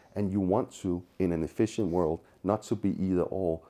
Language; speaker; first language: English; non-native, fluent; Danish